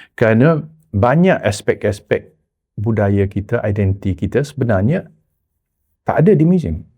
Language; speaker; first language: Malay; early bilingual, heritage; Malay